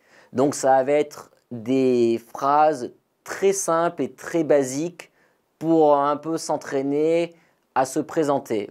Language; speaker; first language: French; native; French